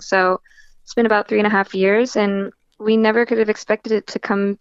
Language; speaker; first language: English; native; English